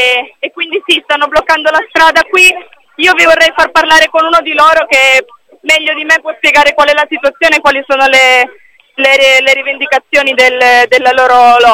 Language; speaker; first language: Italian; native; Italian